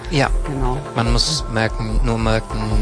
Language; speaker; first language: German; non-native, fluent; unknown